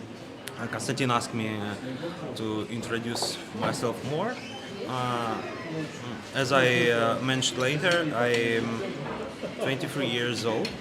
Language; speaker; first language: English; non-native, learner; Russian